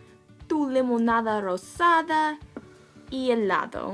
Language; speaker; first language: Spanish; non-native, learner; English